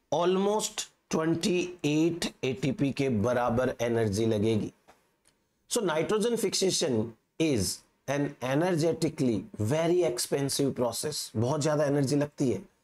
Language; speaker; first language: Hindi; native; Hindi